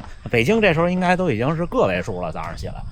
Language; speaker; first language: Chinese; native; Chinese